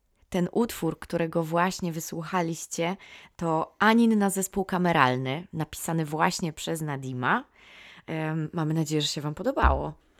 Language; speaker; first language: Polish; native; Polish